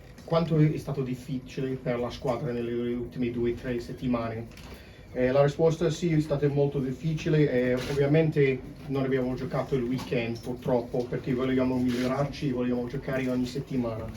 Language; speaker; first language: Italian; non-native, fluent; English